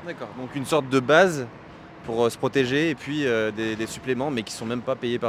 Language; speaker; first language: French; native; French